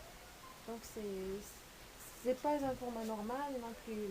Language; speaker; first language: French; non-native, local second language; Arabic